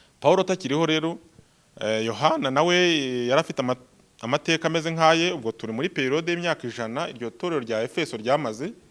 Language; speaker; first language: Kinyarwanda; native; Kinyarwanda